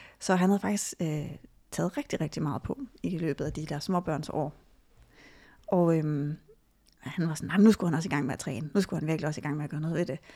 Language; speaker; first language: Danish; native; Danish